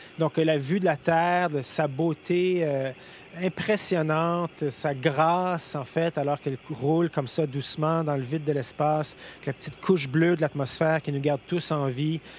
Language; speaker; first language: French; native; French